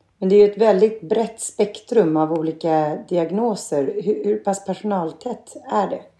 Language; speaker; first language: Swedish; native; Swedish